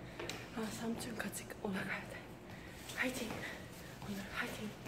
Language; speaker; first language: Korean; non-native, learner; Dutch